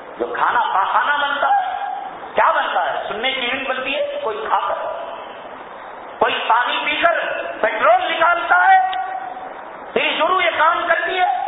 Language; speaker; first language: Urdu; native; Urdu